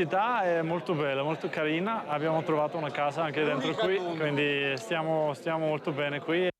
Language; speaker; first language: Italian; non-native, learner; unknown